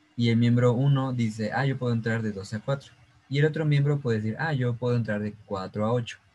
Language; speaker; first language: Spanish; native; Spanish